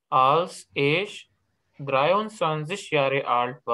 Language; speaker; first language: German; non-native, learner; Urdu